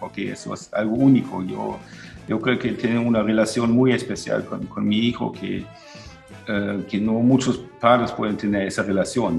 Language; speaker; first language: Spanish; non-native, fluent; German